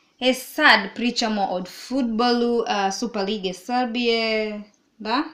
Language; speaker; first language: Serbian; non-native, learner; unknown